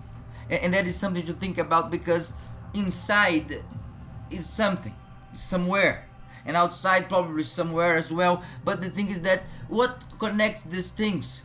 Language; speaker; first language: English; non-native, fluent; Portuguese